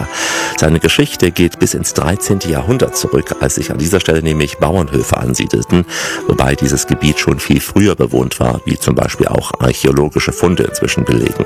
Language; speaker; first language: German; native; German